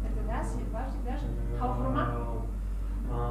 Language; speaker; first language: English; non-native, learner; Russian